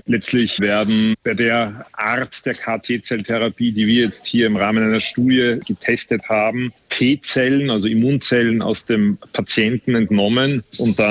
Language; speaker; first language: German; native; German